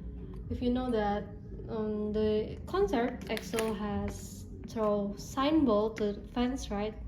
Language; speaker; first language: English; non-native, learner; Indonesian